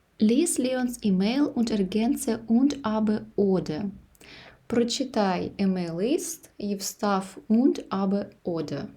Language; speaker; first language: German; non-native, fluent; Ukrainian